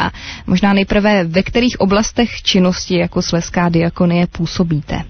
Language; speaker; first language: Czech; native; Czech